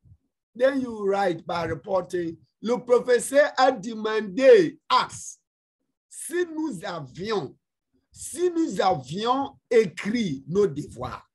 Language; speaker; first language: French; non-native, fluent; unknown